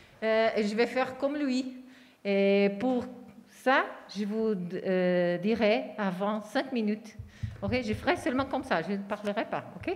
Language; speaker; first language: French; non-native, fluent; Portuguese